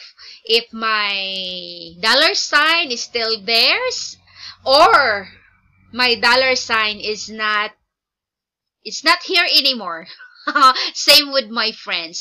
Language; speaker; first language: English; non-native, local second language; Filipino